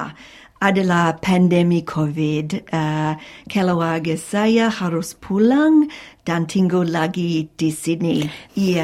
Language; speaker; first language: Indonesian; non-native, fluent; English